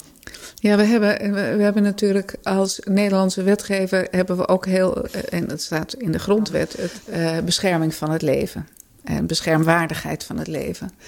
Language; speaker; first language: Dutch; native; Dutch